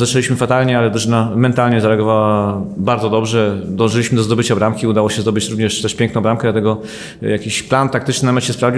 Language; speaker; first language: Polish; native; Polish